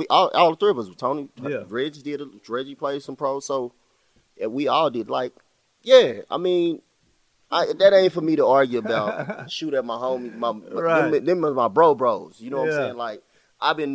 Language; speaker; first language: English; native; English